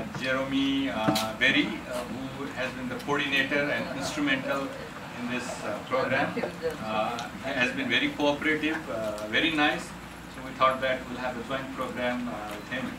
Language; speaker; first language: English; non-native, fluent; Nepali